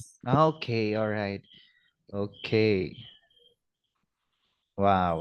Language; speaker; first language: English; non-native, fluent; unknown